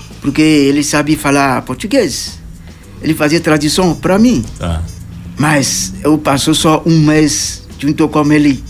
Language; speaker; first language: Portuguese; non-native, learner; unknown